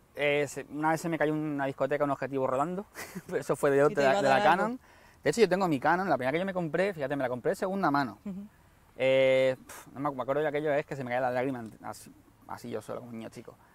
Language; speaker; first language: Spanish; native; Spanish